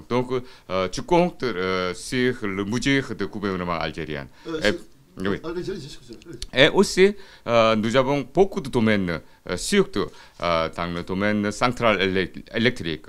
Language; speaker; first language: French; non-native, fluent; Korean